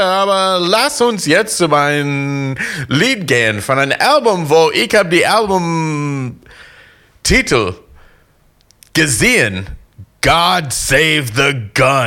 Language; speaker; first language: German; non-native, learner; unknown